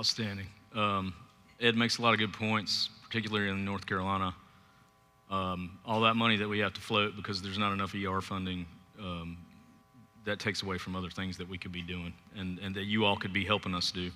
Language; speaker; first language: English; native; English